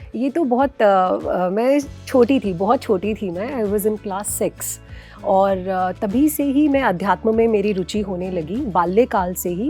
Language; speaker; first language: Hindi; native; Hindi